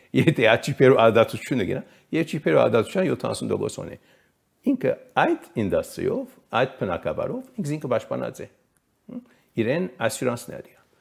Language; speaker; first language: Armenian; early bilingual, heritage; Armenian